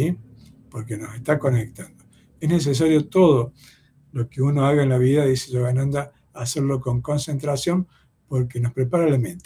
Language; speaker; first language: Spanish; native; Spanish